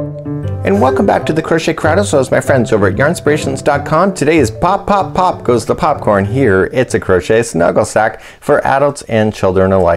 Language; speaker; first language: English; native; English